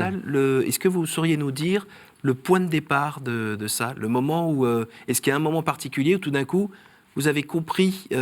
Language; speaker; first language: French; native; French